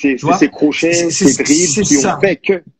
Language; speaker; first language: French; native; French